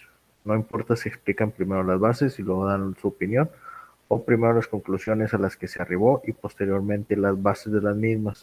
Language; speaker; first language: Spanish; native; Spanish